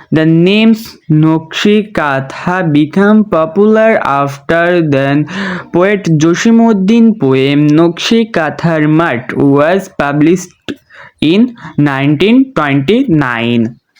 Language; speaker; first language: English; non-native, local second language; Bangla